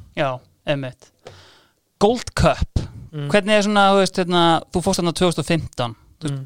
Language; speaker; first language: Icelandic; native; Icelandic